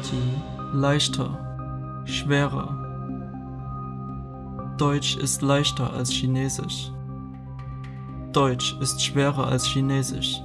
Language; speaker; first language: German; non-native, learner; Chinese